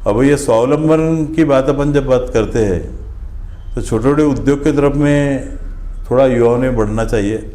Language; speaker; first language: Hindi; non-native, local second language; Marathi